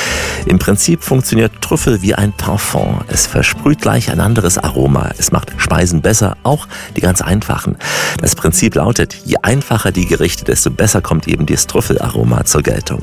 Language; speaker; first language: German; native; German